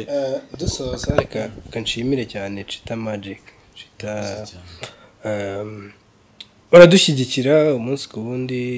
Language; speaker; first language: Kinyarwanda; native; Kinyarwanda